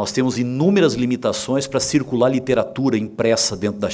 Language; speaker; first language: Portuguese; native; Portuguese